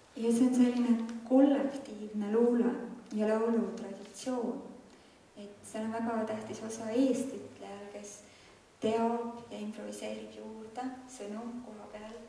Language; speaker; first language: Estonian; native; Estonian